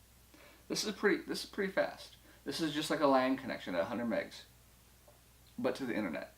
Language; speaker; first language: English; native; English